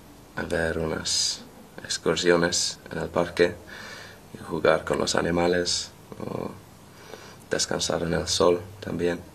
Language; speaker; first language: Spanish; non-native, learner; English